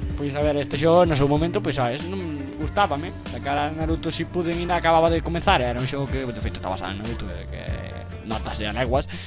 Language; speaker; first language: Galician; non-native, local second language; Spanish